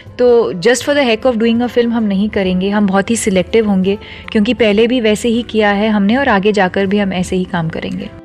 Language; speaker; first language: Hindi; non-native, local second language; Konkani